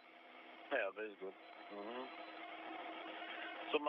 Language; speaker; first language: English; non-native, fluent; Russian